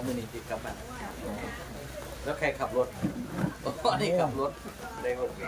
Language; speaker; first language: Thai; native; Thai